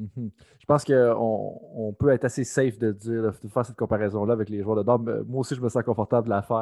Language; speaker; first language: French; native; French